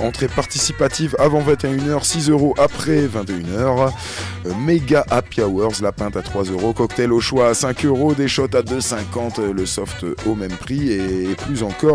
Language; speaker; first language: French; native; French